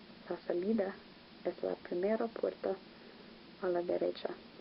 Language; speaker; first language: Spanish; non-native, learner; English